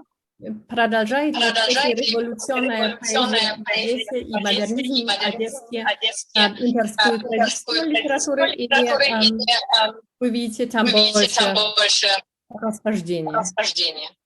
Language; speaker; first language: Russian; non-native, fluent; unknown